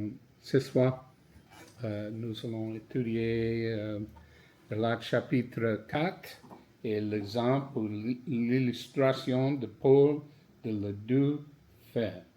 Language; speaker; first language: French; non-native, learner; English